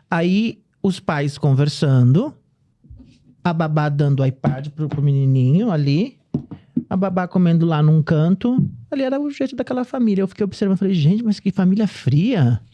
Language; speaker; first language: Portuguese; native; Portuguese